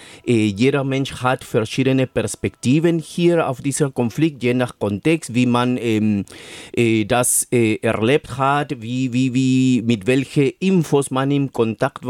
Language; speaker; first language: German; non-native, fluent; Spanish